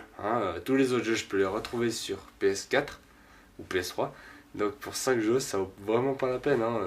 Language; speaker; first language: French; native; French